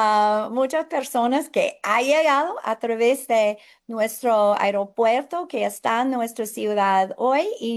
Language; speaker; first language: Spanish; non-native, fluent; English